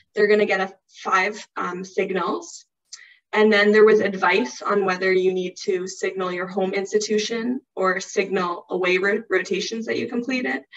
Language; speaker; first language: English; native; English